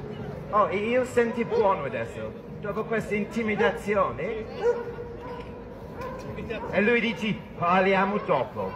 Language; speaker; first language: Italian; non-native, fluent; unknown